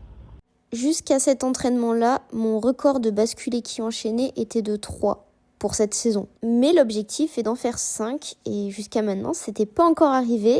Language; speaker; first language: French; native; French